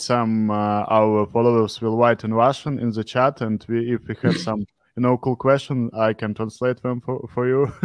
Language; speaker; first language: English; non-native, fluent; Russian